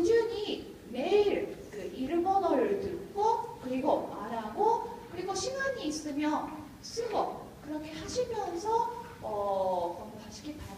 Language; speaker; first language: Korean; non-native, fluent; Japanese